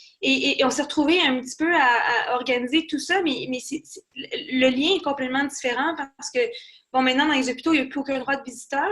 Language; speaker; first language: French; native; French